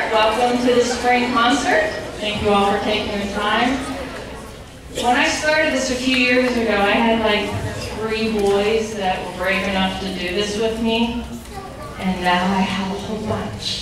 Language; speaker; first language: English; native; English